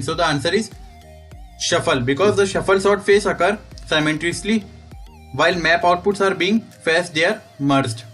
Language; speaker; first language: English; non-native, local second language; Hindi